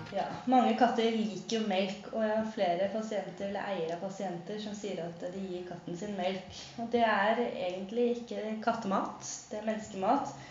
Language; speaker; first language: Norwegian; native; Norwegian